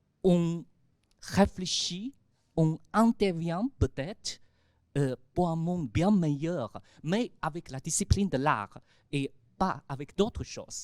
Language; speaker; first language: French; non-native, fluent; Chinese